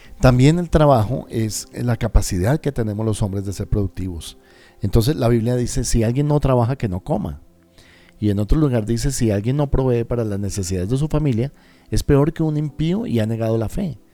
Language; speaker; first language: Spanish; native; Spanish